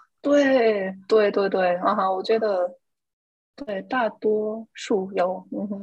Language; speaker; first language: Chinese; non-native, fluent; English